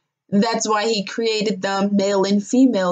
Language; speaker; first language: English; non-native, local second language; Yoruba